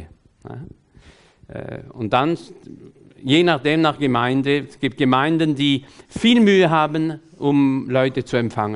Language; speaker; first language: German; non-native, fluent; French